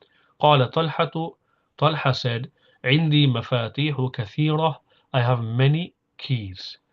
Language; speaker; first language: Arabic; non-native, fluent; English